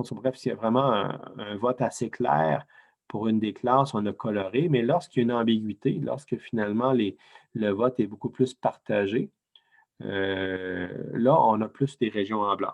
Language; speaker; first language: French; native; French